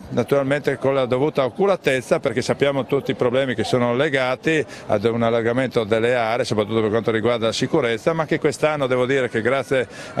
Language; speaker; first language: Italian; native; Italian